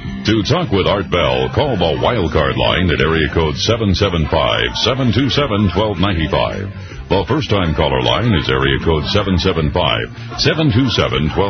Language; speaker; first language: English; native; English